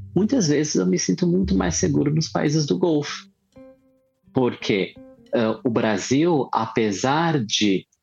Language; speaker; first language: Portuguese; native; Portuguese